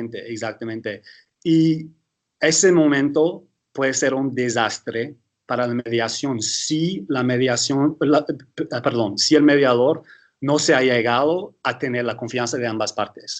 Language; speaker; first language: Spanish; early bilingual, heritage; English